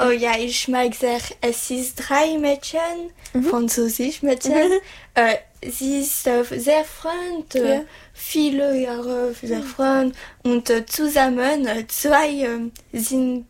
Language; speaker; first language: German; non-native, learner; French